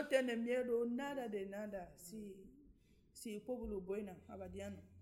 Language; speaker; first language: Spanish; non-native, learner; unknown